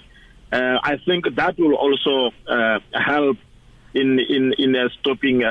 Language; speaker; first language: English; non-native, local second language; Northern Sotho